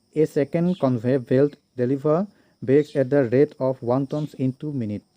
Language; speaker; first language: English; non-native, local second language; Assamese